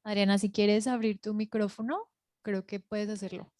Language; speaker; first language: Spanish; native; Spanish